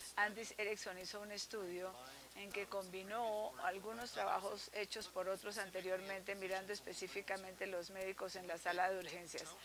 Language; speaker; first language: Spanish; non-native, fluent; English